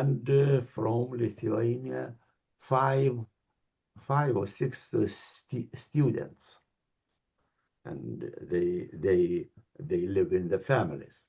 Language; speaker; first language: English; non-native, learner; Lithuanian